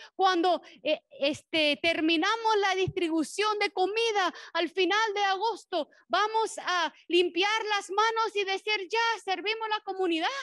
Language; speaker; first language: Spanish; non-native, fluent; English